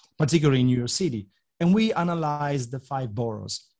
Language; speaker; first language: English; non-native, fluent; Italian